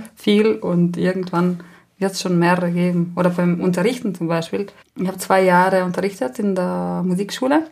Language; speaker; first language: German; non-native, local second language; Ladin